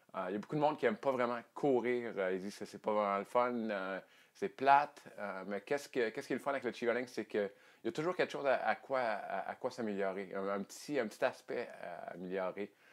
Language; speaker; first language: French; native; French